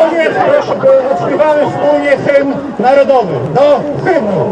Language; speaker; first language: Polish; native; Polish